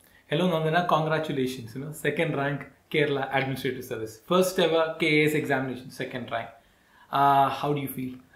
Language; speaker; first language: English; non-native, local second language; Malayalam